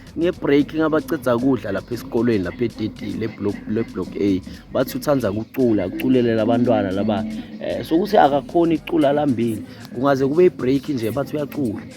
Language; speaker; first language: Zulu; non-native, local second language; Swati